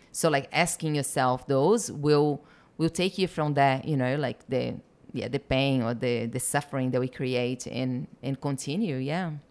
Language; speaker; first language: English; non-native, fluent; Portuguese